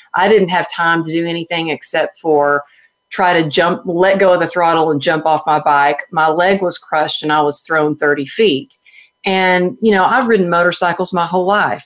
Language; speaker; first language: English; native; English